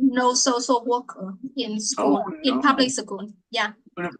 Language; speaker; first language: English; non-native, learner; Vietnamese